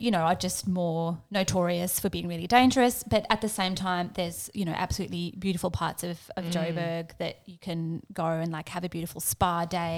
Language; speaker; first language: English; native; English